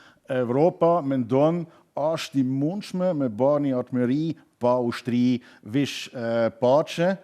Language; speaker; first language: Albanian; non-native, learner; German